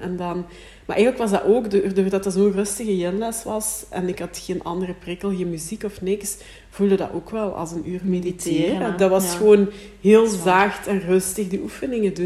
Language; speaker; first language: Dutch; native; Dutch